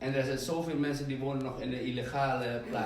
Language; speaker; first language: Dutch; non-native, fluent; Indonesian